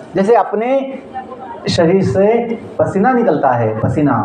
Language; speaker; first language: Hindi; non-native, local second language; Marathi